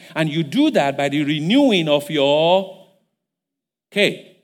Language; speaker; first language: English; non-native, local second language; Yoruba